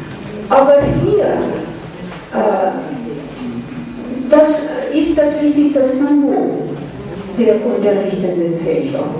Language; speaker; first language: German; non-native, fluent; Armenian